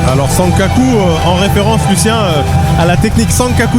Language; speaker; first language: French; native; French